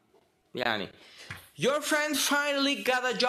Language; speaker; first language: English; non-native, fluent; Turkish